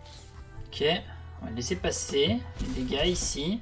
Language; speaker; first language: French; native; French